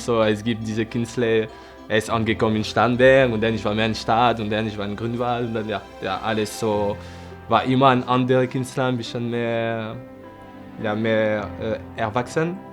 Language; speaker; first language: German; non-native, learner; French